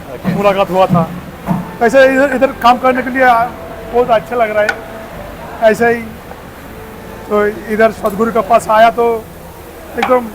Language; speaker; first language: Hindi; non-native, local second language; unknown